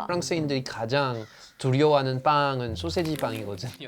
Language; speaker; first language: Korean; non-native, fluent; French